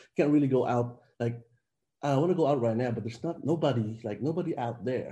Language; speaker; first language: English; non-native, local second language; Filipino